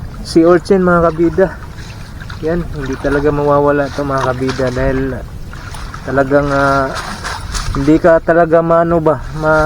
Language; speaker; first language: Filipino; non-native, local second language; Cebuano